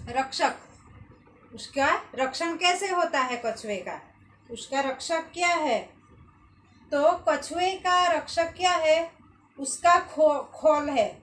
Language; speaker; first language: Hindi; non-native, local second language; Gujarati